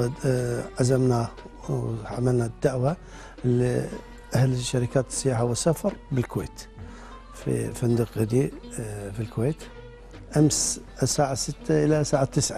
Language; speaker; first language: Arabic; non-native, fluent; Turkish